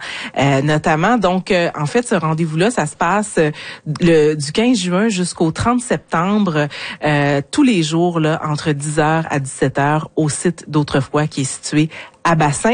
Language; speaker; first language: French; native; French